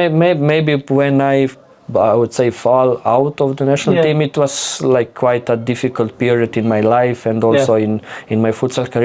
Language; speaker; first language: English; non-native, fluent; Slovenian